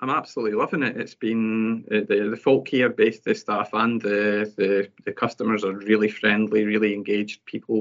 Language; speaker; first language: English; native; English